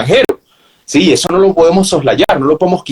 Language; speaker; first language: Spanish; native; Spanish